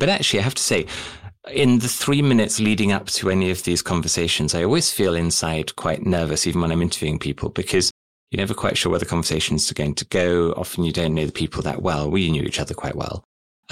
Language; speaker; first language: English; native; English